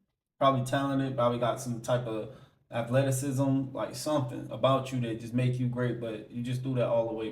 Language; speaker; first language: English; native; English